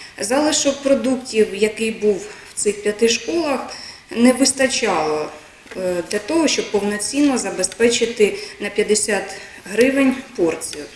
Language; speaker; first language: Ukrainian; native; Ukrainian